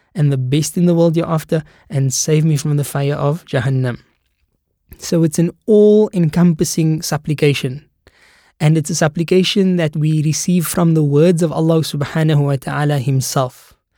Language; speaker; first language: English; native; English